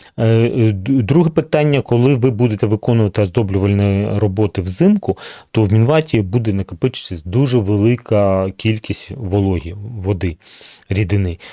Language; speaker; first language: Ukrainian; non-native, local second language; Russian